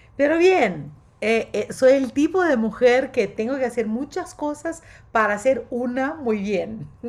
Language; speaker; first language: Spanish; non-native, fluent; Portuguese